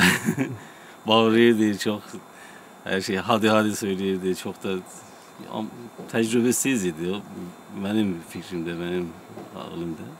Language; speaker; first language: Turkish; non-native, learner; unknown